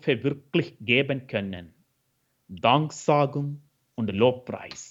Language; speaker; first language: German; non-native, fluent; Malayalam